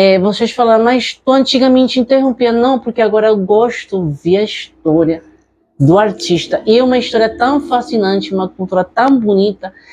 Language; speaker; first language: Portuguese; non-native, fluent; Spanish